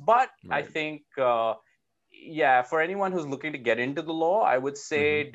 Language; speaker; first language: English; non-native, local second language; Hindi